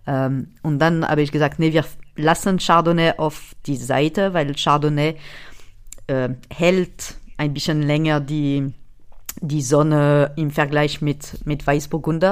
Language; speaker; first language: German; non-native, fluent; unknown